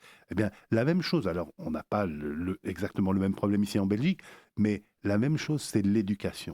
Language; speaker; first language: French; native; French